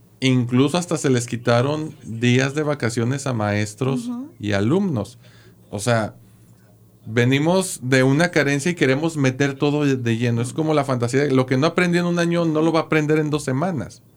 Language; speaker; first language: Spanish; native; Spanish